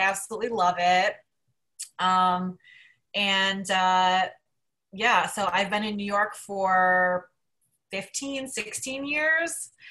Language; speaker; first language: English; native; English